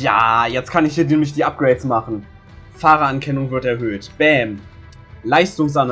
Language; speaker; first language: German; native; German